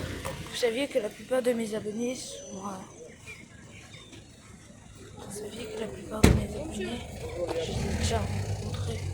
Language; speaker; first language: French; early bilingual, other home language; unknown